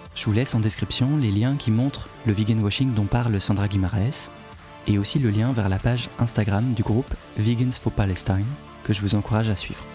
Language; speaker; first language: French; native; French